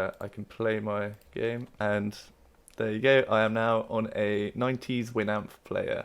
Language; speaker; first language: English; native; English